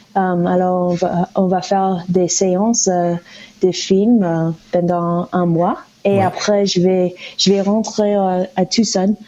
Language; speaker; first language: French; non-native, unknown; English